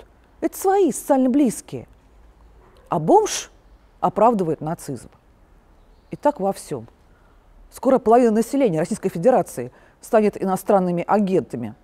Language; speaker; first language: Russian; native; Russian